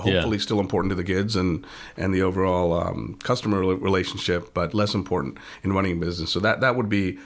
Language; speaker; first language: English; native; English